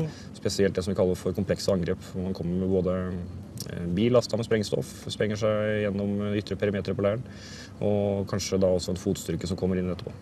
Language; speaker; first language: Norwegian; native; Norwegian